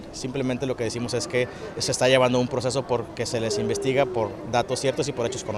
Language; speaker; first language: Spanish; native; Spanish